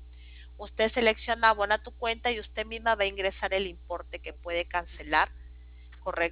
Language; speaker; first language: Spanish; native; Spanish